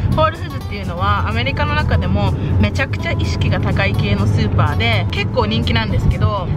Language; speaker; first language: Japanese; early bilingual, heritage; Japanese